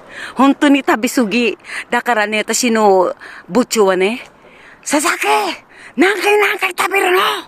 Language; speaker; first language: Japanese; non-native, learner; Filipino